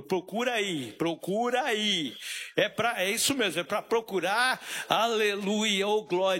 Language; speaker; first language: Portuguese; native; Portuguese